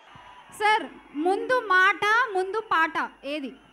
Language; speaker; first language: Telugu; native; Telugu